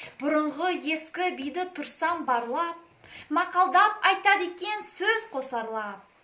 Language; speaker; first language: Kazakh; non-native, local second language; Russian